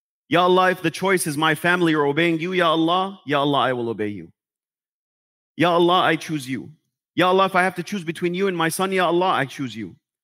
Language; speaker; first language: English; native; English